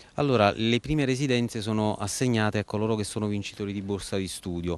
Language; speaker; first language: Italian; native; Italian